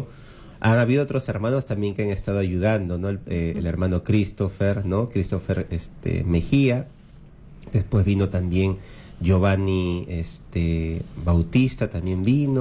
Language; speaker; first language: Spanish; native; Spanish